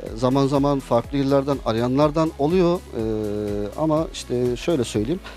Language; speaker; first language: Turkish; native; Turkish